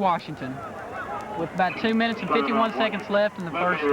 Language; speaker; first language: English; native; English